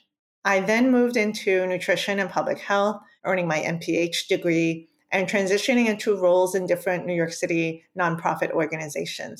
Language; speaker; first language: English; early bilingual, other home language; Spanish